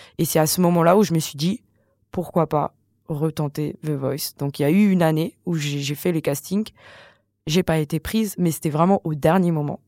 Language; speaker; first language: French; non-native, local second language; Malagasy